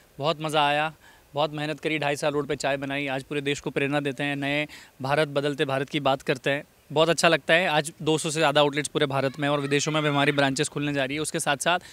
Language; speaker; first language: Hindi; native; Hindi